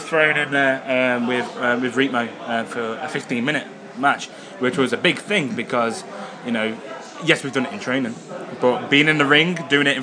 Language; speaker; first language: English; native; English